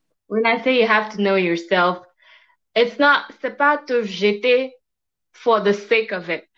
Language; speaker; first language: English; non-native, fluent; French